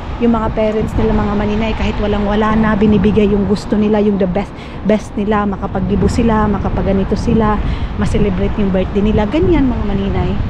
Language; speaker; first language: Filipino; non-native, local second language; Cebuano